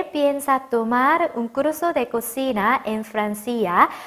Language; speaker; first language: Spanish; non-native, fluent; Korean